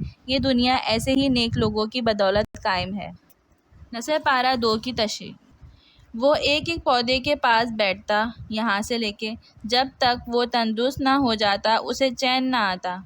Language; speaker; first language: Urdu; native; Urdu